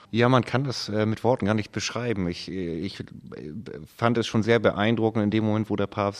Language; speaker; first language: German; native; German